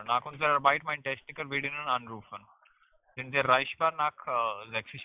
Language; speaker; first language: German; non-native, learner; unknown